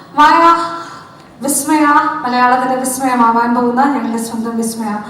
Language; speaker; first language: Malayalam; native; Malayalam